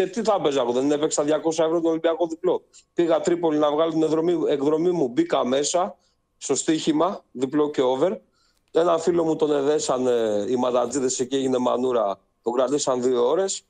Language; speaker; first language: Greek; native; Greek